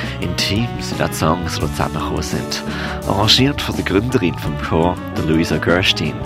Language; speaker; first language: German; native; German